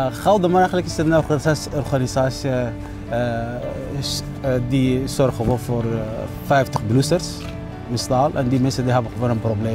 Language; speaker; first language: Dutch; non-native, fluent; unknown